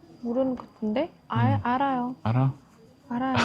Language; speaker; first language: Korean; non-native, learner; Vietnamese